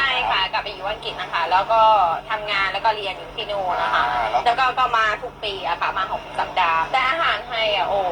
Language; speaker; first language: Thai; non-native, fluent; English